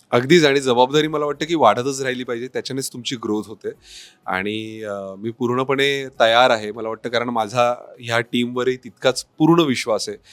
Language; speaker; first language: Marathi; native; Marathi